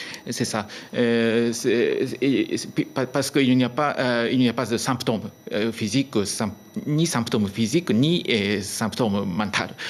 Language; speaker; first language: French; non-native, learner; Japanese